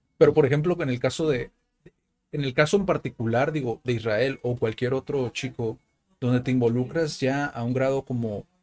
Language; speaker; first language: Spanish; native; Spanish